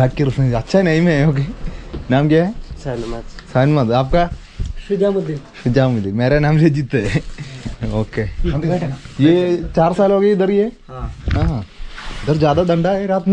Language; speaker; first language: Hindi; non-native, learner; Malayalam